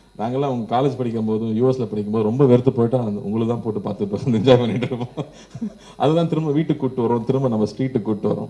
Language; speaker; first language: Tamil; native; Tamil